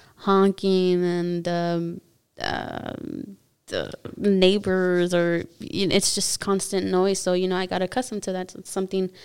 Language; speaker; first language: English; early bilingual, other home language; Spanish